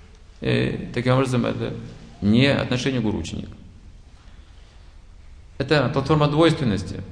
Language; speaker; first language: Russian; native; Russian